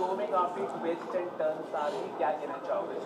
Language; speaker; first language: Hindi; native; Hindi